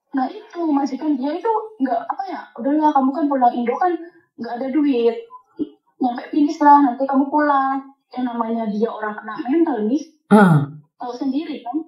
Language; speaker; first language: Indonesian; native; Indonesian